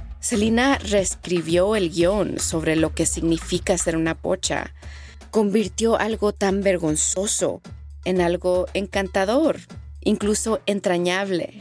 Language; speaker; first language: Spanish; early bilingual, heritage; Spanish